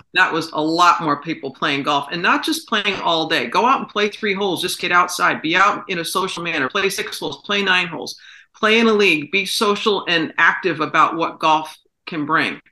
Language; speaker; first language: English; native; English